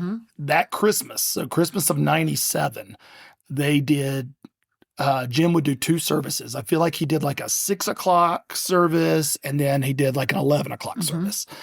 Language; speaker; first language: English; native; English